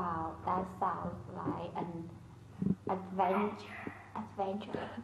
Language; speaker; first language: English; non-native, learner; Vietnamese